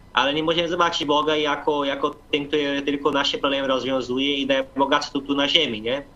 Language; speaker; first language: Polish; non-native, fluent; Portuguese